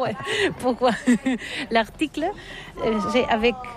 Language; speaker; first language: French; non-native, learner; Catalan